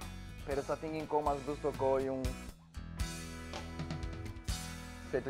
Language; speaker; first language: Filipino; non-native, fluent; Portuguese